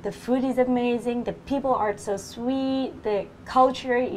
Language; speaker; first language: English; non-native, fluent; Vietnamese